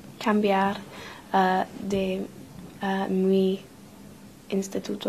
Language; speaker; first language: Spanish; non-native, learner; English